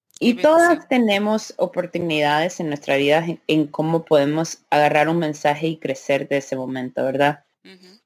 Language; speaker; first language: Spanish; early bilingual, heritage; Spanish